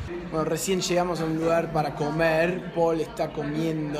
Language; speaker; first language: Spanish; native; Spanish